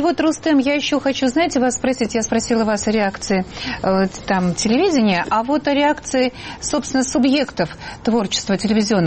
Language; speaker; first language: Russian; native; Russian